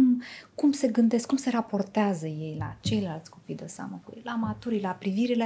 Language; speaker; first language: Romanian; native; Romanian